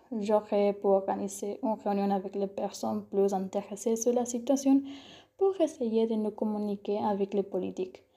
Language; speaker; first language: French; non-native, learner; Spanish